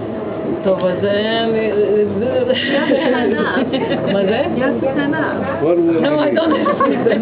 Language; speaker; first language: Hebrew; non-native, fluent; Hungarian